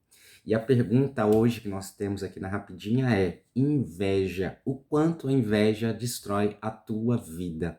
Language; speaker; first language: Portuguese; native; Portuguese